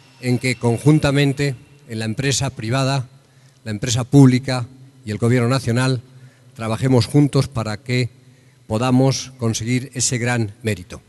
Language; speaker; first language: Spanish; native; Spanish